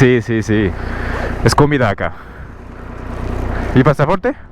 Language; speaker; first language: Spanish; non-native, learner; French